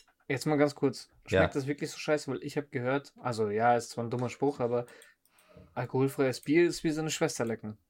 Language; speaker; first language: German; native; German